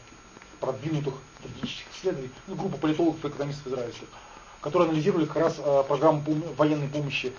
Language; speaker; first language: Russian; native; Russian